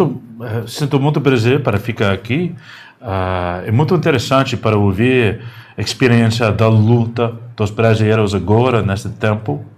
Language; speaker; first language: Portuguese; non-native, learner; English